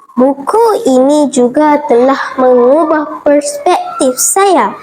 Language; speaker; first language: Malay; native; Malay